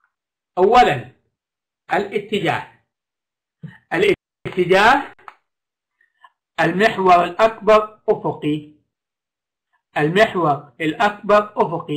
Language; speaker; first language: Arabic; native; Arabic